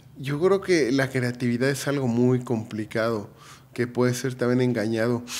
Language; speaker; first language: Spanish; native; Spanish